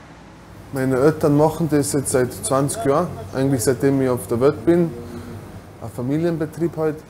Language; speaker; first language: German; early bilingual, other home language; Bosnian